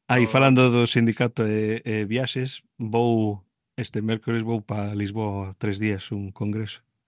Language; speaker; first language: Galician; early bilingual, heritage; Galician